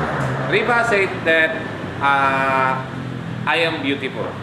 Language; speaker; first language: English; non-native, fluent; Indonesian